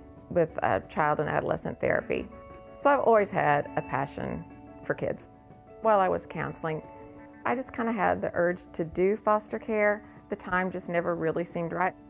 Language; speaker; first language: English; native; English